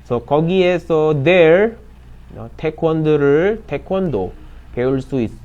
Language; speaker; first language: Korean; non-native, fluent; Filipino